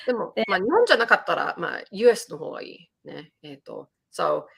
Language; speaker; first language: Japanese; early bilingual, heritage; Japanese